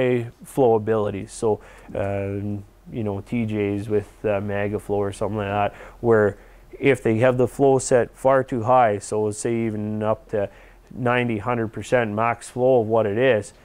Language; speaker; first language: English; native; English